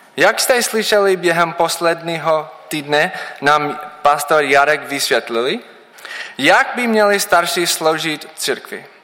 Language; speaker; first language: Czech; non-native, learner; English